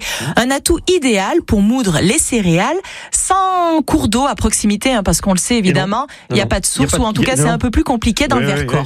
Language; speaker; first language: French; native; French